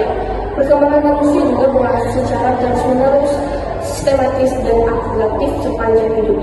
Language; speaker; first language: Indonesian; native; Indonesian